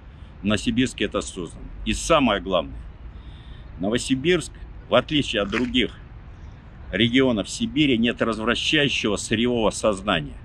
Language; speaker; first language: Russian; native; Russian